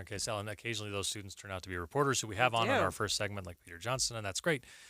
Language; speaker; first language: English; native; English